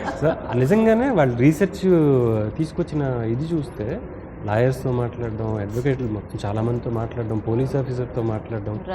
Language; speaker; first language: Telugu; native; Telugu